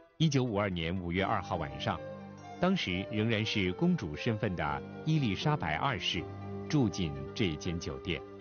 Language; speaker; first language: Chinese; non-native, local second language; Cantonese